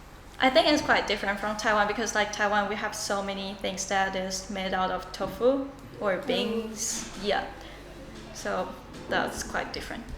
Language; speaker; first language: English; non-native, fluent; Chinese